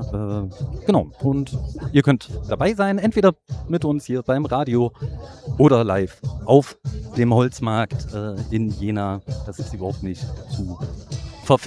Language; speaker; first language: German; native; German